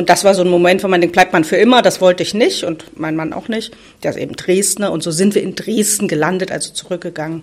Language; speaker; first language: German; native; German